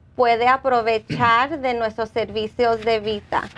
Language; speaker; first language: Spanish; early bilingual, heritage; Spanish